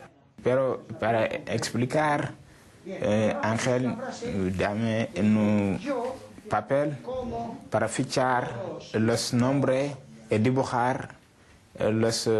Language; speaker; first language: Spanish; non-native, learner; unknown